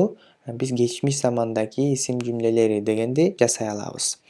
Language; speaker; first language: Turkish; non-native, fluent; Kyrgyz